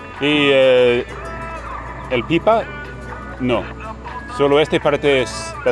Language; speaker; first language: Spanish; non-native, learner; English